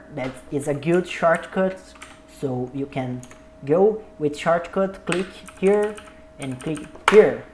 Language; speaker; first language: English; non-native, learner; Portuguese